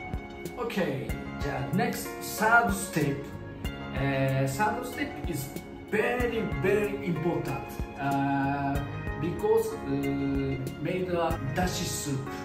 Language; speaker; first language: English; non-native, learner; Japanese